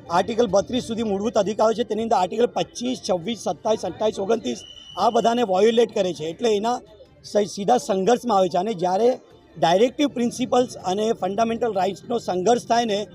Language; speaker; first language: Gujarati; native; Gujarati